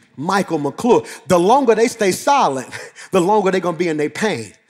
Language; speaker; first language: English; native; English